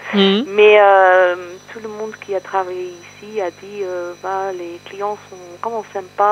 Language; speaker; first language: French; non-native, fluent; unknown